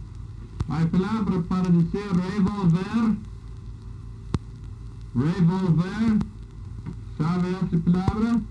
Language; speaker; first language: Spanish; non-native, fluent; English